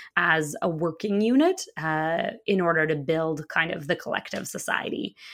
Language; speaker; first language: English; early bilingual, other home language; Russian